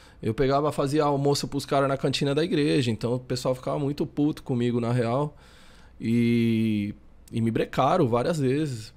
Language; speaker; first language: Portuguese; early bilingual, other home language; Spanish